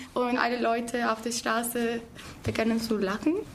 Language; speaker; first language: German; non-native, learner; Turkish